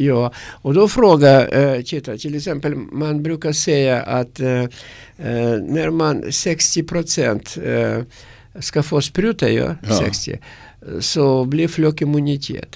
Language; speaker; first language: Swedish; non-native, learner; Russian